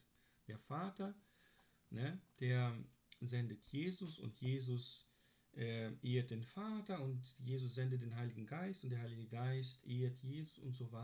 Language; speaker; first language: German; non-native, fluent; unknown